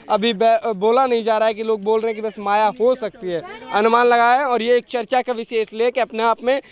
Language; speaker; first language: Hindi; native; Hindi